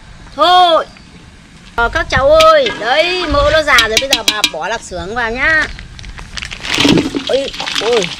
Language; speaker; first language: Vietnamese; native; Vietnamese